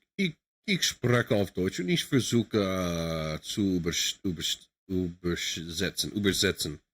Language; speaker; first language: German; non-native, learner; English